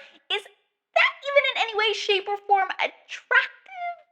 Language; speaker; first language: English; native; English